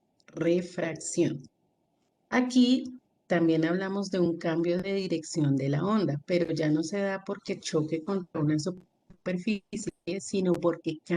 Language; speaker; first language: Spanish; native; Spanish